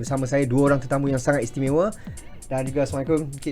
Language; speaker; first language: Malay; native; Malay